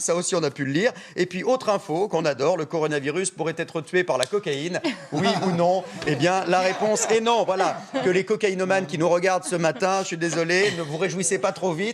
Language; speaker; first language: French; native; French